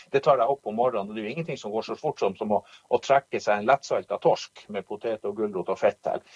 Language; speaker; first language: Norwegian; native; Norwegian